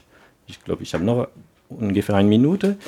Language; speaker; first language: German; non-native, learner; French